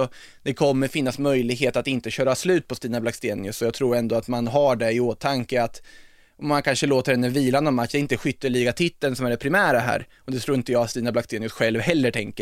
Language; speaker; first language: Swedish; native; Swedish